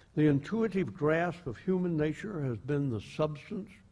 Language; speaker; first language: English; native; English